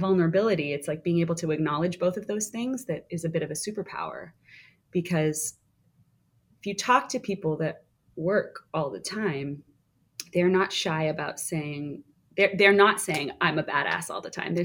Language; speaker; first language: English; native; English